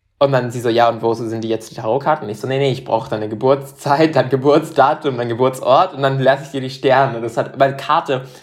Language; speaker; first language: German; non-native, fluent; Spanish